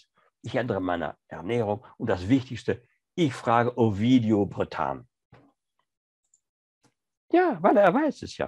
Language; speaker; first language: German; non-native, fluent; French